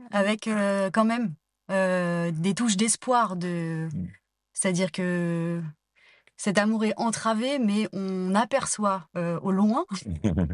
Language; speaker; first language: French; native; French